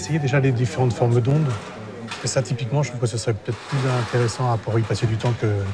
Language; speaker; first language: French; native; French